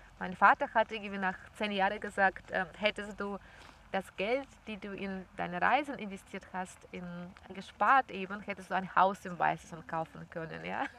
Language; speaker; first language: German; non-native, fluent; Russian